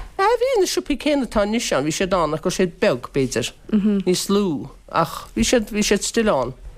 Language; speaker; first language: Irish; native; Irish